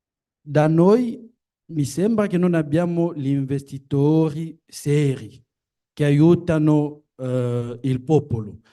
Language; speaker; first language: Italian; non-native, learner; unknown